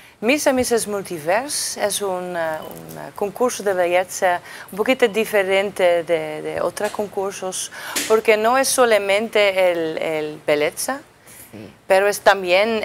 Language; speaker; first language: Spanish; non-native, learner; Dutch